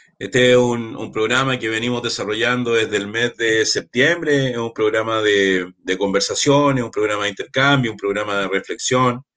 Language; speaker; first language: Spanish; native; Spanish